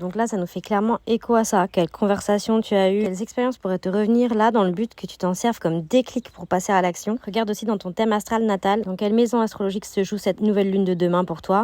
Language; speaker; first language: French; native; French